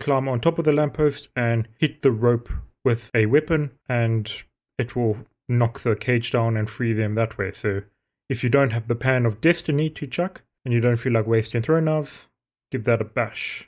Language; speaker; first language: English; native; English